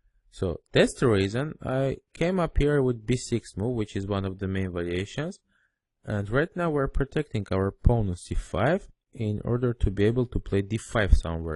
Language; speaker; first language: English; non-native, fluent; Russian